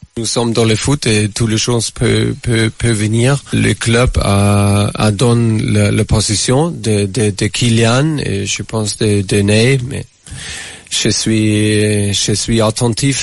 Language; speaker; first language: French; non-native, learner; German